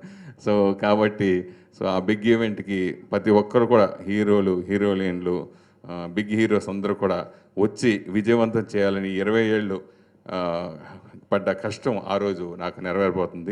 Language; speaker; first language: Telugu; native; Telugu